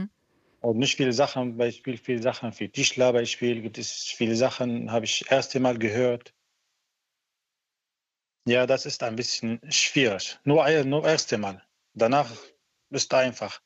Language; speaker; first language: German; non-native, learner; Arabic